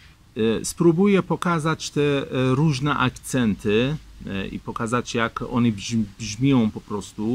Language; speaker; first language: Polish; non-native, fluent; Persian